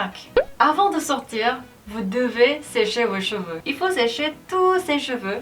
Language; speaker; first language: French; non-native, learner; Korean